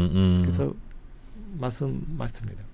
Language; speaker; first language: Korean; non-native, fluent; Hindi